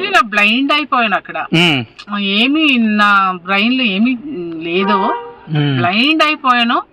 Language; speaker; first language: Telugu; non-native, learner; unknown